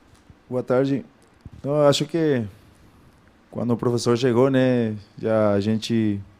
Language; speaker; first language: Portuguese; non-native, fluent; Spanish